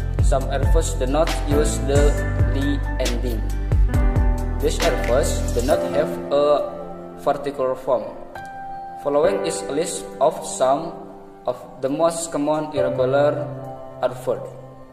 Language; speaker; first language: English; non-native, learner; Indonesian